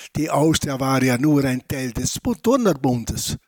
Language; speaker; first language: German; native; German